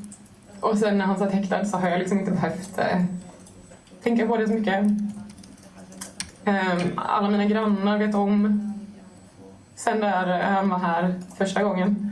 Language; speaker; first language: Swedish; native; Swedish